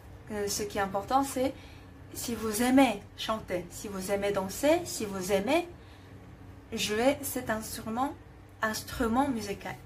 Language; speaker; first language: French; non-native, fluent; Korean